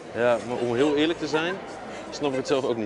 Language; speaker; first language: Dutch; native; Dutch